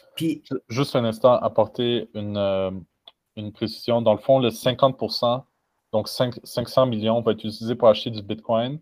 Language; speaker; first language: French; native; French